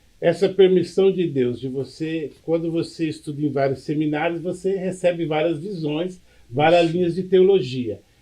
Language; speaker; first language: Portuguese; native; Portuguese